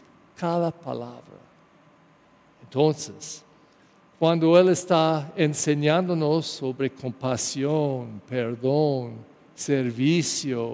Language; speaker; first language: Spanish; non-native, learner; English